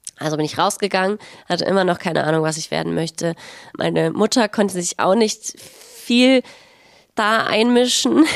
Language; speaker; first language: German; native; German